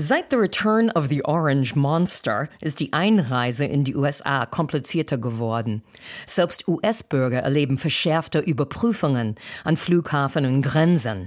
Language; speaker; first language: German; non-native, fluent; English